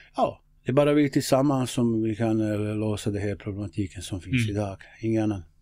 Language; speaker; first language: Swedish; non-native, fluent; Bosnian